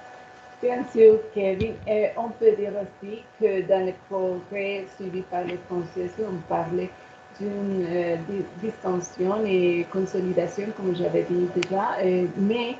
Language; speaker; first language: French; non-native, learner; Spanish